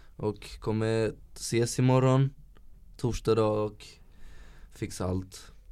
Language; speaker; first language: Swedish; non-native, fluent; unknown